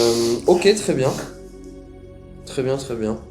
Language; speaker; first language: French; native; French